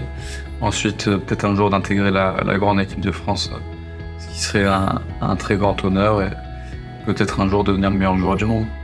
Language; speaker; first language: French; native; French